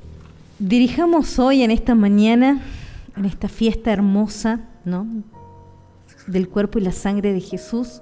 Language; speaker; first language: Spanish; native; Spanish